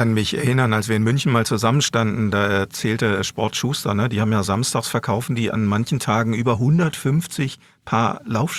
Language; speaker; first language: German; native; German